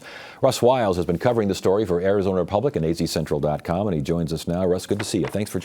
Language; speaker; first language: English; native; English